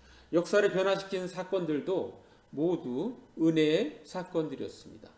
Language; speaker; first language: Korean; native; Korean